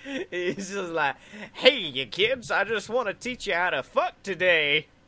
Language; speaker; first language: English; native; English